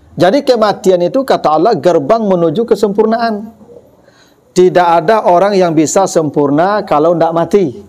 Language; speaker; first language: Malay; non-native, local second language; Minangkabau